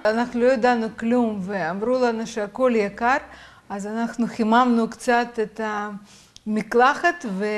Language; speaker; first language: Hebrew; non-native, fluent; Russian